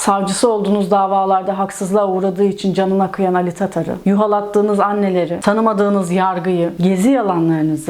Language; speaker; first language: Turkish; native; Turkish